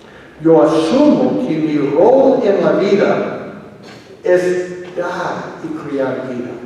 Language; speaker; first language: Spanish; non-native, fluent; English